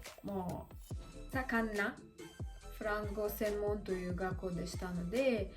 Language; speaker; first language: Japanese; non-native, learner; Russian